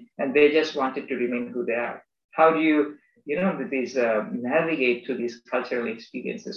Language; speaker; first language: English; non-native, local second language; Bangla